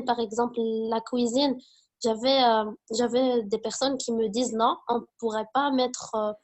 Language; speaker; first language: French; non-native, local second language; Arabic